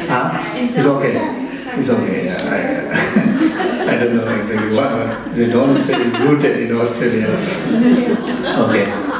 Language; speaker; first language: English; non-native, fluent; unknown